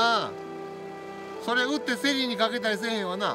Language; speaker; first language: Japanese; native; Japanese